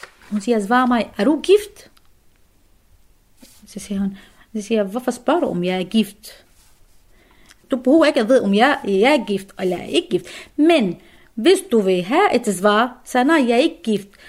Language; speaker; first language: Danish; non-native, fluent; Arabic